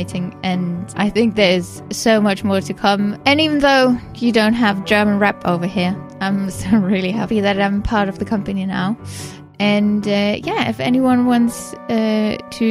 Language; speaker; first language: English; non-native, fluent; German